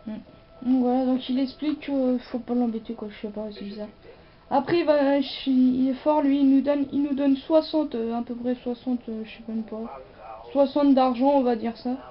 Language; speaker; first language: French; native; French